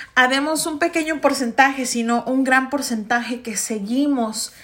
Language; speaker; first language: Spanish; early bilingual, heritage; Spanish